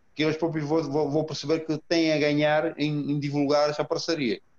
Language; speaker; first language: Portuguese; non-native, fluent; Romanian